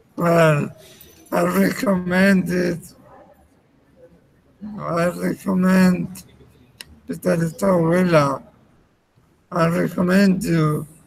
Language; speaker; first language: English; non-native, learner; Spanish